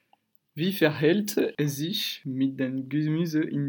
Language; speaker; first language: German; non-native, learner; French